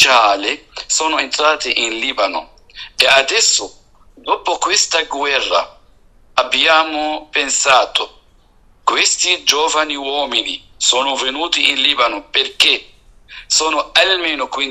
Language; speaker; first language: Italian; non-native, fluent; Arabic